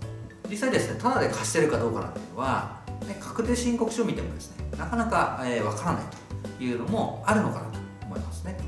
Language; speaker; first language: Japanese; native; Japanese